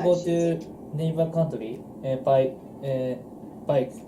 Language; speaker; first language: English; non-native, learner; Japanese